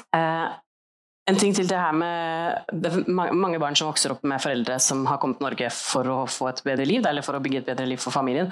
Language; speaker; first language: Norwegian; native; Norwegian